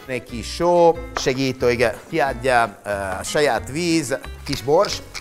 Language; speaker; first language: Hungarian; non-native, fluent; Italian